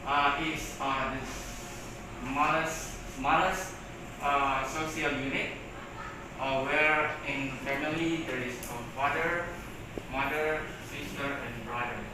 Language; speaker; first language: English; non-native, learner; Indonesian